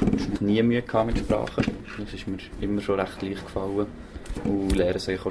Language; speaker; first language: German; native; German